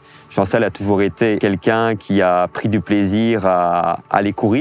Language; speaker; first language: French; native; French